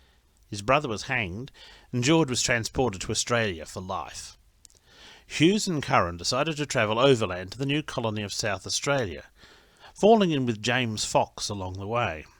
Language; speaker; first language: English; native; English